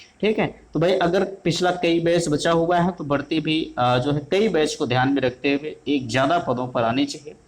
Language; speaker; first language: Hindi; native; Hindi